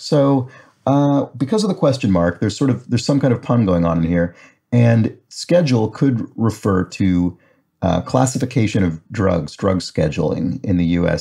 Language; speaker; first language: English; native; English